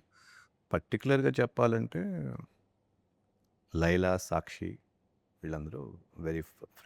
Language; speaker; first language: Telugu; native; Telugu